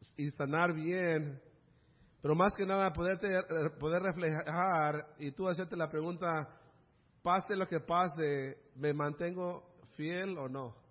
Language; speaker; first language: Spanish; early bilingual, heritage; Spanish